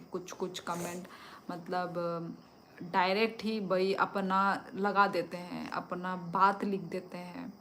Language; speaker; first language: Hindi; non-native, local second language; Kok Borok